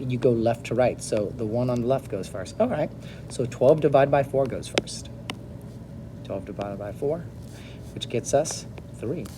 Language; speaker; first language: English; native; English